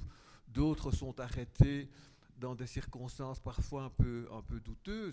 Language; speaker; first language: French; native; French